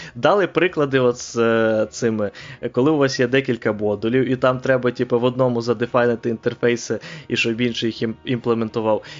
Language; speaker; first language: Ukrainian; non-native, local second language; Russian